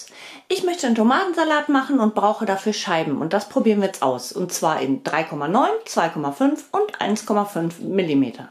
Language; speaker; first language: German; native; German